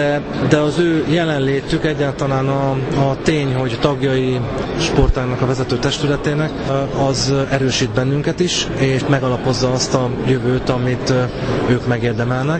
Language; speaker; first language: Hungarian; native; Hungarian